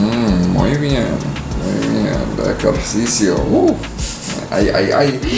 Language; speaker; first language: Spanish; non-native, learner; English